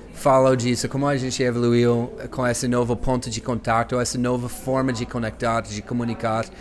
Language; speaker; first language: Portuguese; non-native, fluent; English